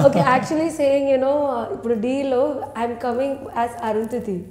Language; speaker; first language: Telugu; non-native, learner; Malayalam